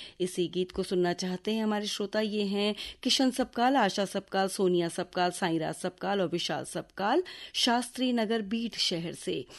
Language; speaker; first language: Hindi; native; Hindi